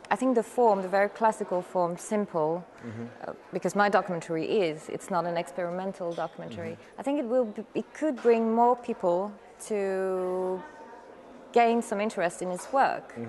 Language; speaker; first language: English; non-native, fluent; French